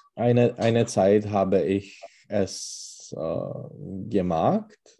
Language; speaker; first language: German; non-native, learner; Czech